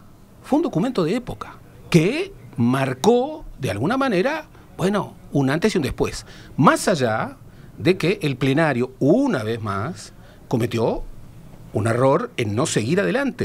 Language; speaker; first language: Spanish; native; Spanish